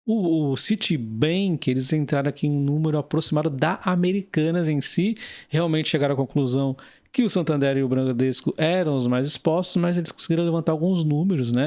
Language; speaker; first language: Portuguese; native; Portuguese